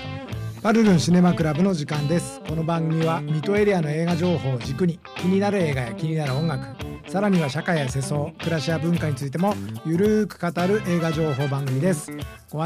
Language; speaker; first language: Japanese; native; Japanese